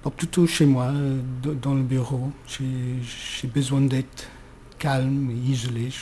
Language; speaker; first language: French; non-native, fluent; English